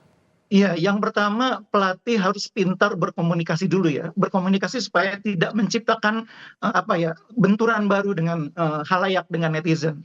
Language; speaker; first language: Indonesian; native; Indonesian